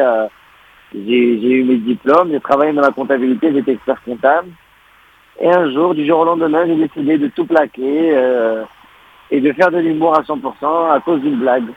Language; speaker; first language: French; non-native, local second language; Arabic